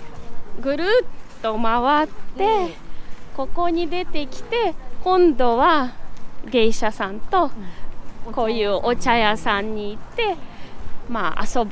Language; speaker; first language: Japanese; non-native, fluent; Russian